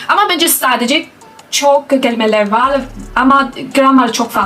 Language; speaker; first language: Turkish; non-native, learner; Chinese